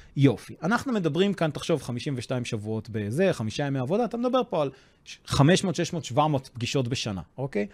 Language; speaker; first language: Hebrew; non-native, fluent; English